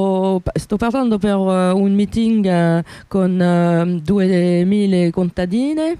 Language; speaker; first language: Italian; non-native, fluent; French